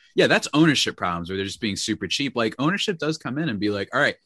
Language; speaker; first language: English; native; English